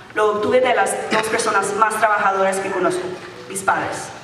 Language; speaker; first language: Spanish; early bilingual, heritage; Spanish